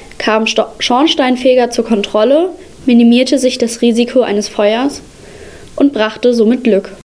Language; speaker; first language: German; early bilingual, other home language; Arabic